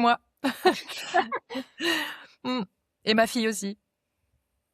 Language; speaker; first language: French; native; French